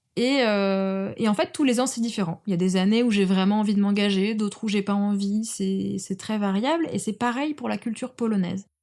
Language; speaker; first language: French; native; French